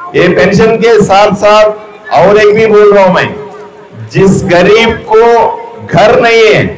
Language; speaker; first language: Hindi; non-native, local second language; Telugu